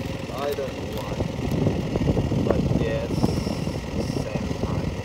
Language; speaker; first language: English; non-native, learner; Korean